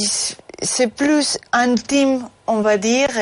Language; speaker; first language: French; non-native, fluent; Spanish